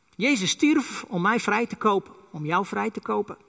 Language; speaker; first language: Dutch; non-native, local second language; Western Frisian